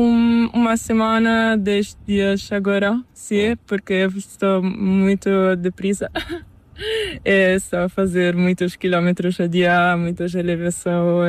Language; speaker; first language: Spanish; non-native, learner; Italian